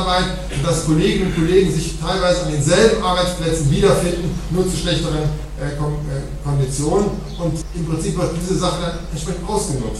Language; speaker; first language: German; native; German